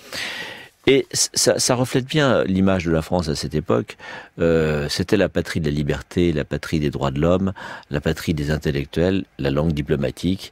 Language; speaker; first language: French; native; French